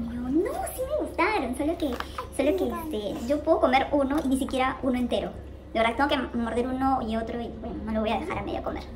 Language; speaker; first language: Spanish; native; Spanish